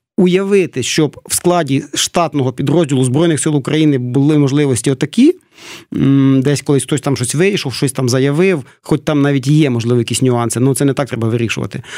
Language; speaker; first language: Ukrainian; native; Ukrainian